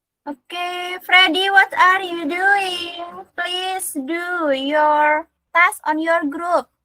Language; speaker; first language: English; non-native, learner; Indonesian